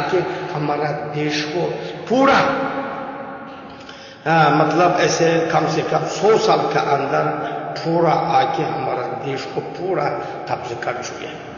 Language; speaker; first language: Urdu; non-native, learner; Uyghur